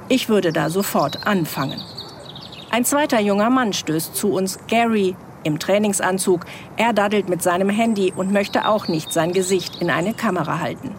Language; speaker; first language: German; native; German